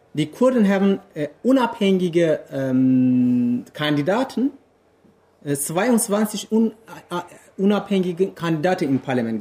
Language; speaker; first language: German; non-native, fluent; Kurdish